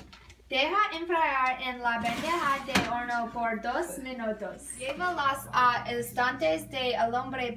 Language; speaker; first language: Spanish; non-native, learner; English